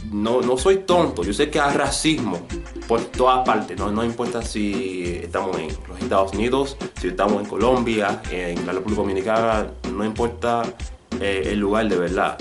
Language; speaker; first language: Spanish; non-native, fluent; English